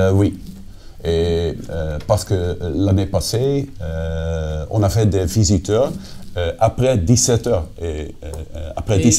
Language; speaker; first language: French; non-native, fluent; Dutch